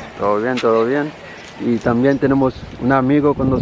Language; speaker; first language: Spanish; non-native, learner; Haitian Creole